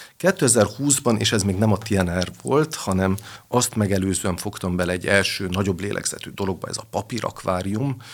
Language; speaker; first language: Hungarian; native; Hungarian